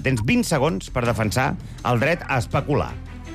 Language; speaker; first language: Catalan; native; Catalan